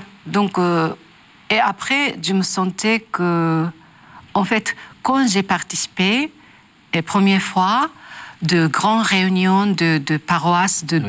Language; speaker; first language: French; non-native, learner; Japanese